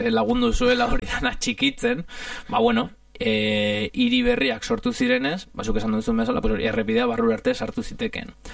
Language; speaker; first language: Basque; non-native, fluent; Italian